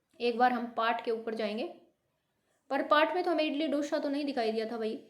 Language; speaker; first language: Hindi; native; Hindi